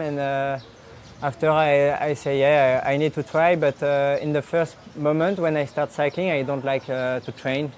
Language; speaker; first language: English; non-native, learner; French